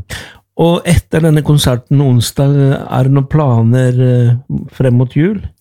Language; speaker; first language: Norwegian; non-native, fluent; Spanish